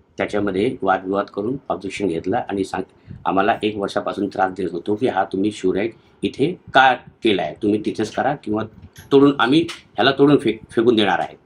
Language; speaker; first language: Marathi; non-native, local second language; Hindi